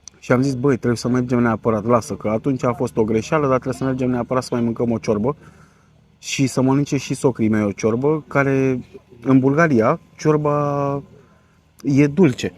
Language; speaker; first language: Romanian; native; Romanian